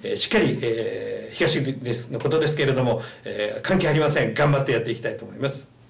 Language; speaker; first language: Japanese; native; Japanese